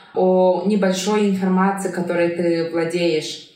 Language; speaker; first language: Russian; non-native, local second language; Kyrgyz